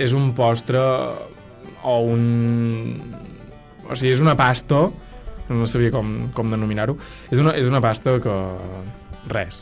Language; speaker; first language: Catalan; native; Catalan